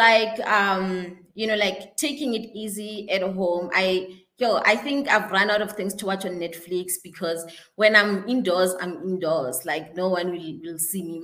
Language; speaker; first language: English; non-native, local second language; Northern Sotho